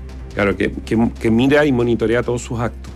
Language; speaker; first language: Spanish; native; Spanish